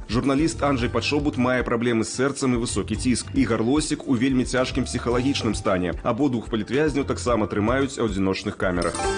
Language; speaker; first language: Belarusian; native; Belarusian